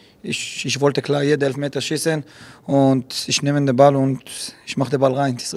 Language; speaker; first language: German; non-native, learner; Hebrew